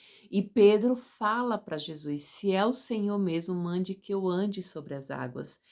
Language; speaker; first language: Portuguese; native; Portuguese